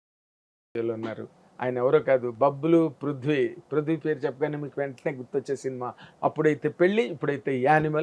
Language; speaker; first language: Telugu; native; Telugu